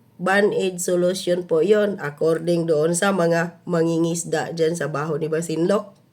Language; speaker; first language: Filipino; non-native, local second language; Cebuano